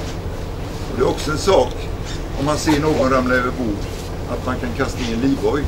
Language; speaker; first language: Swedish; native; Swedish